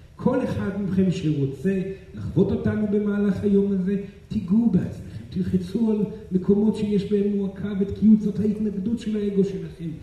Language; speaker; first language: Hebrew; non-native, fluent; Portuguese